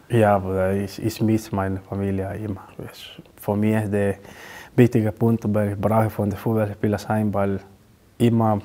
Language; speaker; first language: German; non-native, learner; Spanish